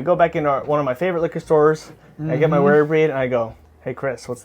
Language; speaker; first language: English; native; English